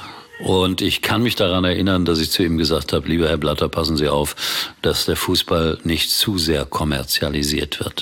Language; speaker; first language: German; native; German